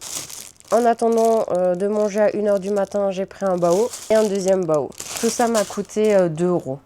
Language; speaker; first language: French; native; French